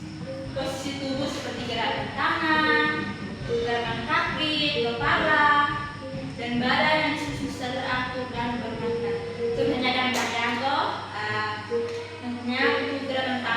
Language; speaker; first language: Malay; non-native, local second language; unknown